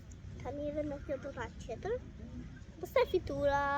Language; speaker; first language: Albanian; early bilingual, heritage; Albanian